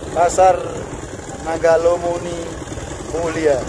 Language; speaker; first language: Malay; non-native, local second language; Javanese